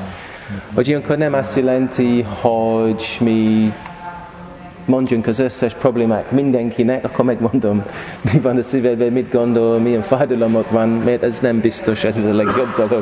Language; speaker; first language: Hungarian; non-native, learner; English